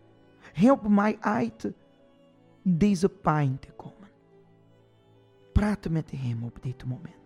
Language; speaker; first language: Dutch; non-native, fluent; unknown